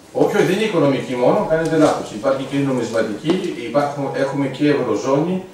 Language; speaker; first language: Greek; early bilingual, heritage; Greek